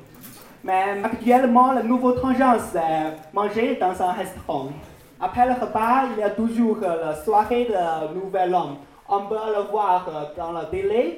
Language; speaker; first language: French; non-native, learner; Chinese